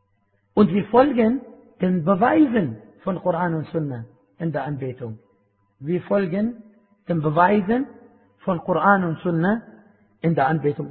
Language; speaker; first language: German; non-native, fluent; Arabic